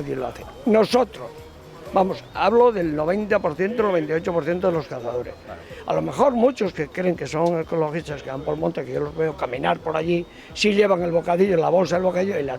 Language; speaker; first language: Spanish; native; Spanish